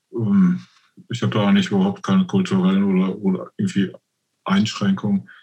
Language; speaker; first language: German; native; German